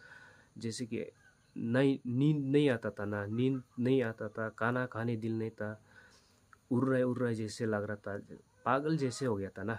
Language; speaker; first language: Hindi; non-native, local second language; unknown